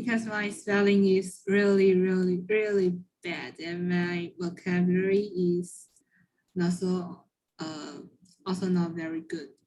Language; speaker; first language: English; non-native, learner; Chinese